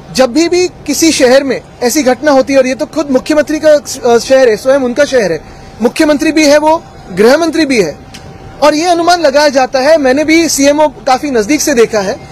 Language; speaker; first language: Hindi; non-native, local second language; Marathi